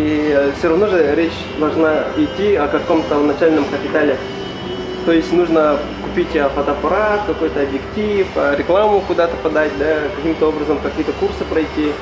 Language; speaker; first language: Russian; native; Russian